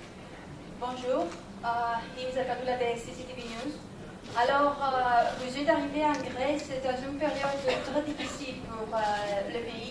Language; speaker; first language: French; non-native, fluent; Greek